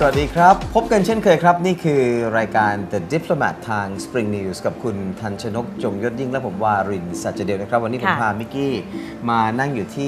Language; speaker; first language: Thai; native; Thai